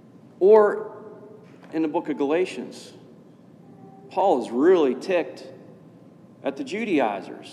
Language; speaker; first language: English; native; English